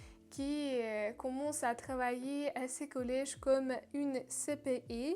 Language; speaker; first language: French; non-native, learner; Russian